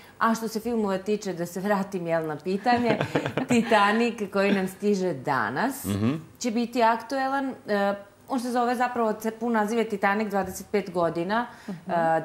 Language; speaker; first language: Serbian; native; Serbian